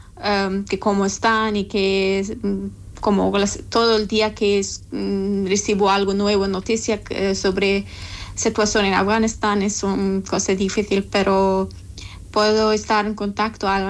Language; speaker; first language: Spanish; non-native, learner; Persian